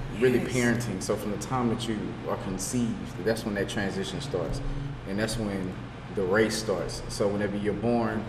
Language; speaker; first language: English; native; English